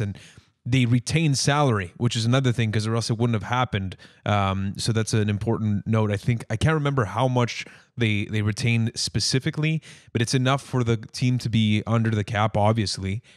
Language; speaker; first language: English; native; English